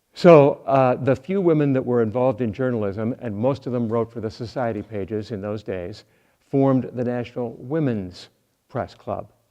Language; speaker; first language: English; native; English